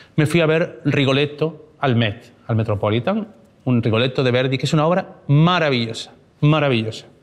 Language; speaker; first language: Spanish; native; Spanish